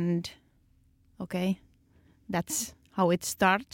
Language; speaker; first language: English; non-native, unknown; Finnish